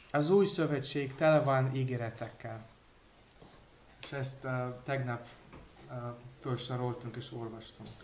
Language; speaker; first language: Hungarian; non-native, learner; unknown